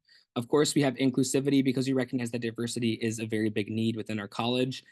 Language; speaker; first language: English; native; English